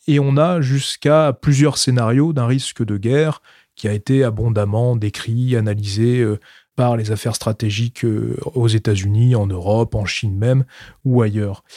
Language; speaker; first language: French; native; French